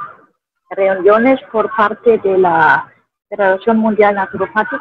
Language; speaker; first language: Spanish; non-native, fluent; German